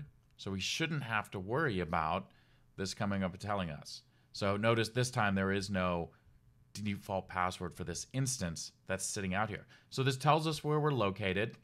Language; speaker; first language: English; native; English